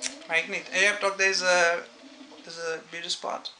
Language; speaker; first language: Dutch; non-native, fluent; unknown